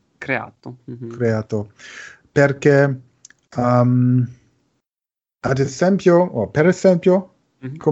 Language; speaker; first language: Italian; non-native, learner; German